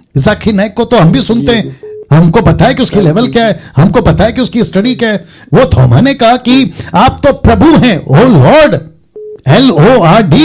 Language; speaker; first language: Hindi; native; Hindi